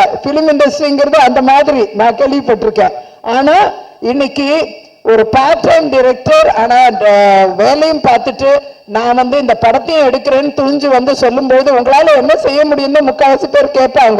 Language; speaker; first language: Tamil; native; Tamil